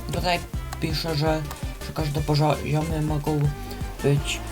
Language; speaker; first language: Polish; native; Polish